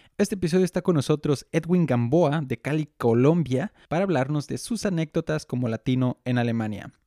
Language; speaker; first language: Spanish; native; Spanish